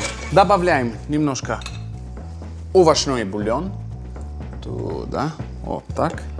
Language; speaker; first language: Russian; non-native, fluent; Italian